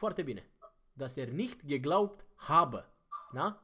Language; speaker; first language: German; non-native, fluent; Romanian